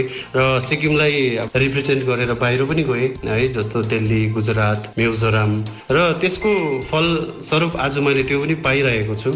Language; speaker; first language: Nepali; native; Nepali